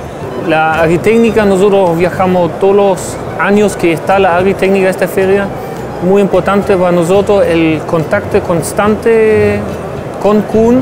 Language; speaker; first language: Spanish; non-native, fluent; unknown